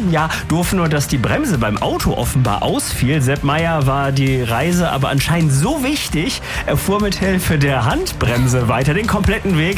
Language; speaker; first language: German; native; German